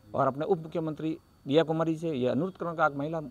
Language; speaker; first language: Hindi; native; Hindi